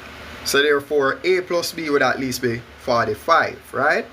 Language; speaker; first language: English; native; English